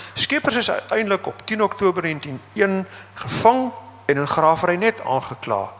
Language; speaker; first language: Afrikaans; native; Afrikaans